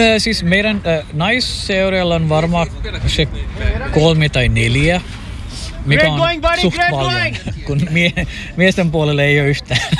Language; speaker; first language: Finnish; non-native, fluent; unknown